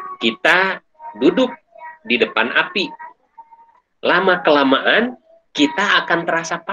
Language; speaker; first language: Indonesian; native; Indonesian